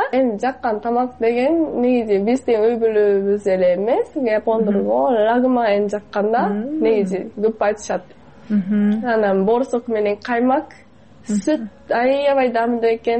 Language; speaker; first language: Kyrgyz; non-native, fluent; Japanese